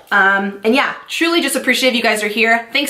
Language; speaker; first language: English; native; English